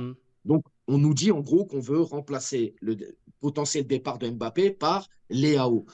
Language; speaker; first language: French; native; French